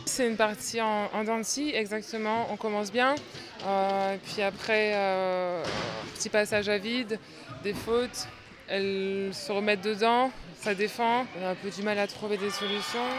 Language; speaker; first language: French; native; French